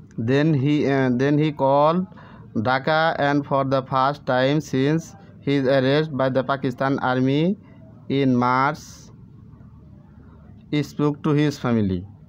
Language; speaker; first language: English; non-native, local second language; Bangla